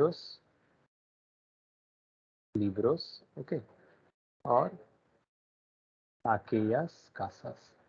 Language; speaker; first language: Spanish; non-native, fluent; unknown